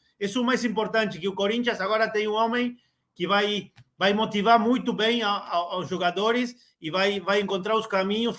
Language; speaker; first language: Portuguese; non-native, learner; Spanish